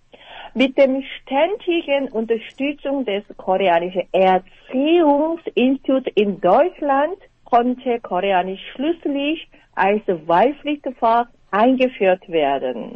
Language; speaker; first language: German; non-native, fluent; Korean